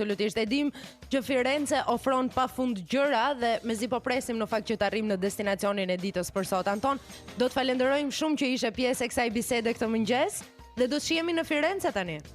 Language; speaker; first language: Albanian; native; Albanian